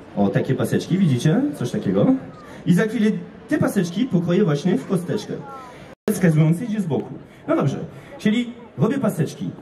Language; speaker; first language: Polish; non-native, fluent; French